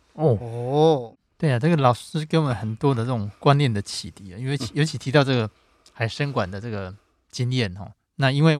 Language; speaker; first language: Chinese; native; Chinese